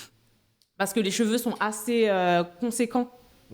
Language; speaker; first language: French; non-native, local second language; Haitian Creole